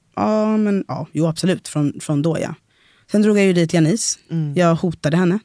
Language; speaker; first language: Swedish; native; Swedish